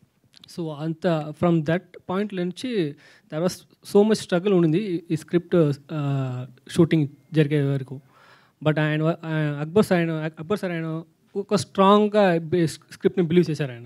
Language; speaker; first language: Telugu; non-native, fluent; Tamil